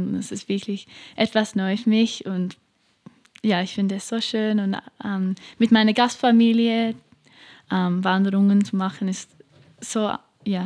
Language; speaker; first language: German; non-native, learner; English